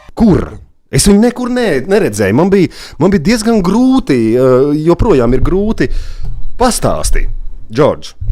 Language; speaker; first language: Latvian; native; Latvian